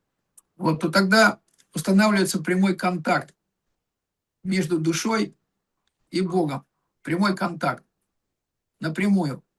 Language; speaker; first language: Russian; native; Russian